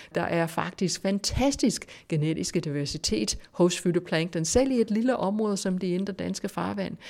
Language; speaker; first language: Danish; non-native, fluent; English